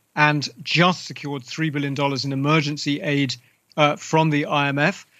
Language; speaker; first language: English; native; English